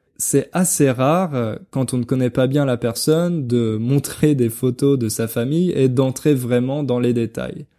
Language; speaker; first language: French; native; French